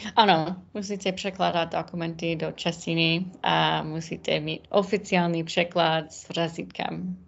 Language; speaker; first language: Czech; non-native, learner; English